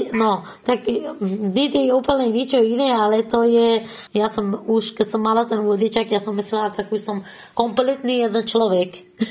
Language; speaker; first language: Slovak; non-native, learner; Persian